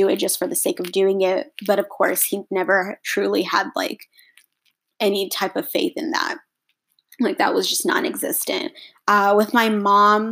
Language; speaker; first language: English; native; English